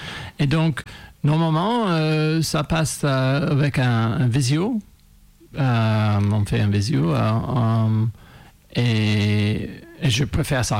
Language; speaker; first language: French; non-native, fluent; English